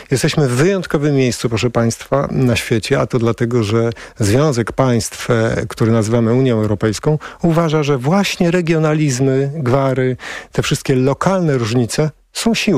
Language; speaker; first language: Polish; native; Polish